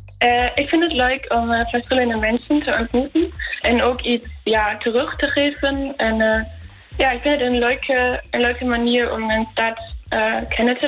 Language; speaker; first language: Dutch; non-native, learner; German